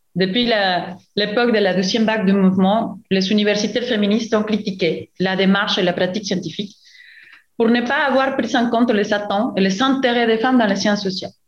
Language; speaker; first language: French; non-native, fluent; Spanish